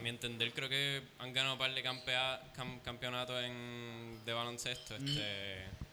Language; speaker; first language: Spanish; early bilingual, heritage; Spanish